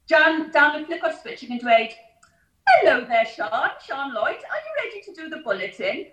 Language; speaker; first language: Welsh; non-native, local second language; English